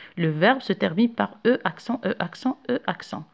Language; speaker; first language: French; non-native, local second language; Arabic